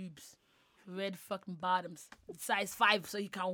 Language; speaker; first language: English; non-native, local second language; Yoruba